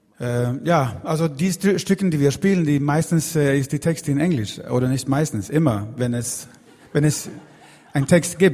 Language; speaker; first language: German; non-native, learner; Swedish